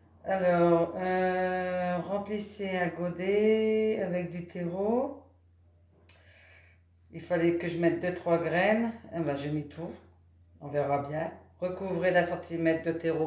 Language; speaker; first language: French; native; French